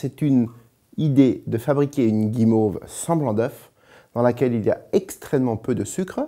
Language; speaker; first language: French; native; French